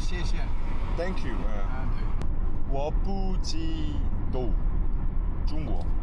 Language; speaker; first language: Chinese; non-native, learner; Korean